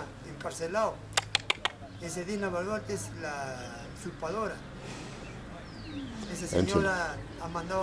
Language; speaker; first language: Spanish; native; Spanish